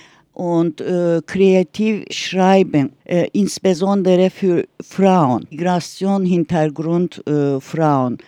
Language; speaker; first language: German; non-native, learner; Turkish